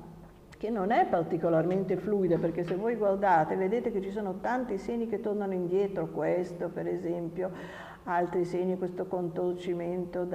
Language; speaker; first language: Italian; native; Italian